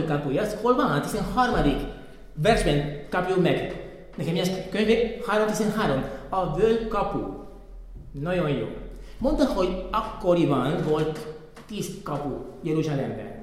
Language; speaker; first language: Hungarian; non-native, fluent; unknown